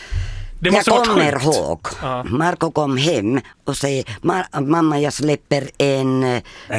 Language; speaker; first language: Swedish; non-native, learner; Finnish